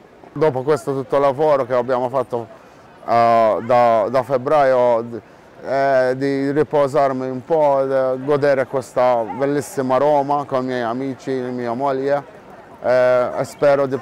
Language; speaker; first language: Italian; non-native, fluent; Maltese